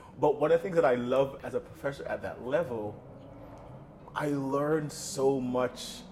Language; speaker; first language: English; native; English